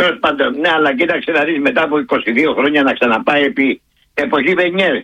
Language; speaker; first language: Greek; native; Greek